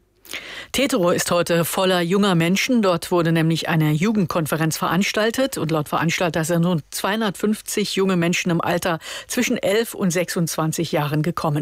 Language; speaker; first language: German; native; German